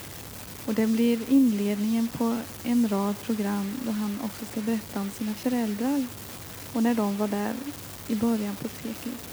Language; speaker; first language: Swedish; native; Swedish